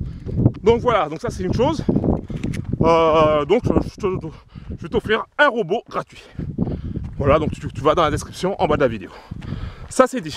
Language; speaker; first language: French; native; French